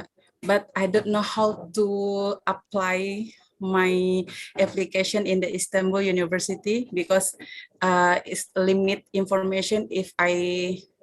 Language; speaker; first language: English; non-native, fluent; Indonesian